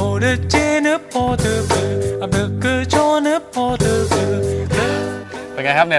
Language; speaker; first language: Thai; native; Thai